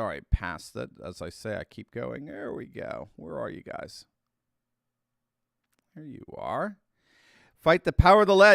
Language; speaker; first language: English; native; English